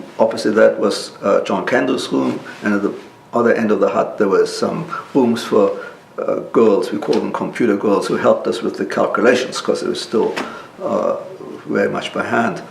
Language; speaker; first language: English; non-native, local second language; German